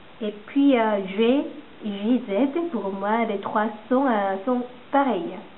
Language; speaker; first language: French; non-native, fluent; Korean